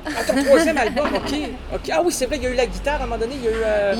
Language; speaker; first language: French; native; French